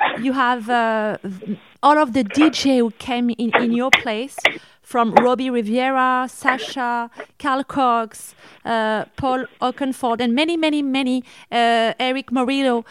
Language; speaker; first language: English; non-native, learner; French